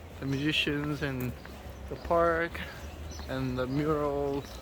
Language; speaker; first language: English; non-native, fluent; Korean